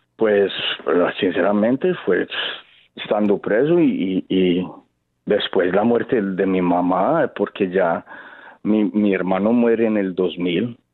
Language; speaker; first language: Spanish; early bilingual, heritage; Spanish